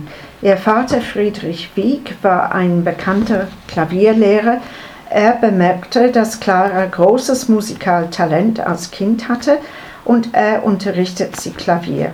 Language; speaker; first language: German; non-native, learner; English